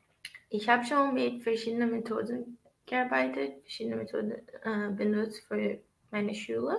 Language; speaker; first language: German; non-native, fluent; Portuguese